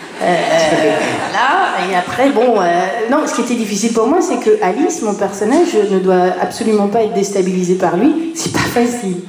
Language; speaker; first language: French; native; French